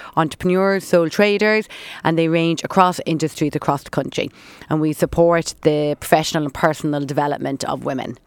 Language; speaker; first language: English; native; English